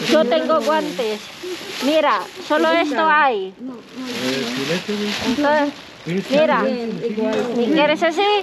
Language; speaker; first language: Spanish; non-native, learner; Filipino